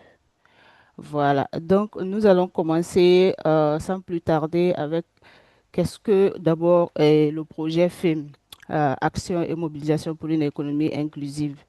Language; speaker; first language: French; non-native, local second language; Susu